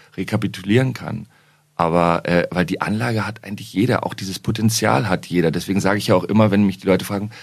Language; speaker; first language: German; native; German